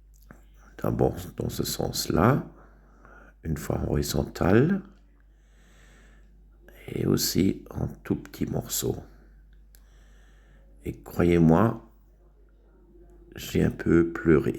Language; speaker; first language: French; non-native, local second language; German